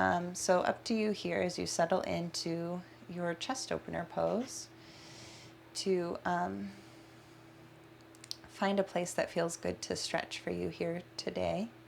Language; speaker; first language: English; native; English